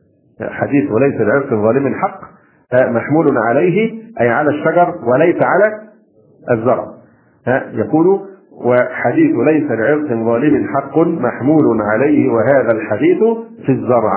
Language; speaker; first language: Arabic; native; Arabic